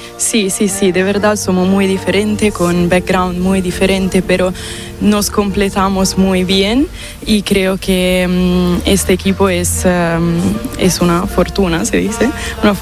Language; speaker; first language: Spanish; non-native, fluent; Italian